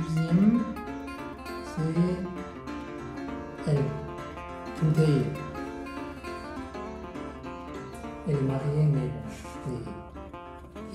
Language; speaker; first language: French; non-native, fluent; Korean